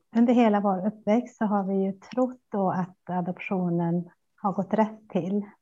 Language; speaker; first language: Swedish; early bilingual, other home language; Spanish